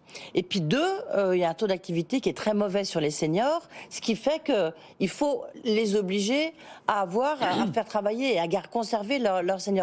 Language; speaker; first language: French; native; French